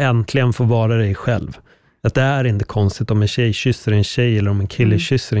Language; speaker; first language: Swedish; native; Swedish